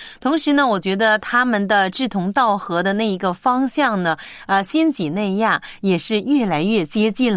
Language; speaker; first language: Chinese; native; Chinese